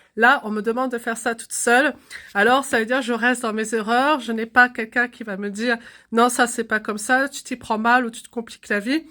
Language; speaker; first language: French; native; French